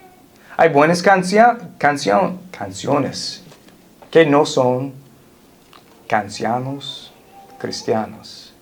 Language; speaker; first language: Spanish; non-native, fluent; English